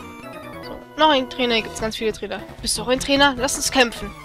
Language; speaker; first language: German; native; German